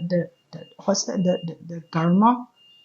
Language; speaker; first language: English; non-native, learner; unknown